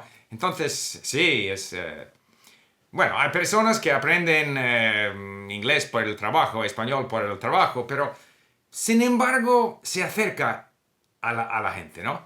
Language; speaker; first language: Spanish; non-native, fluent; English